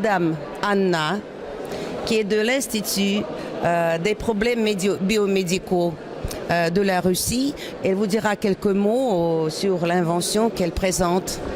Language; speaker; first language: French; non-native, fluent; Russian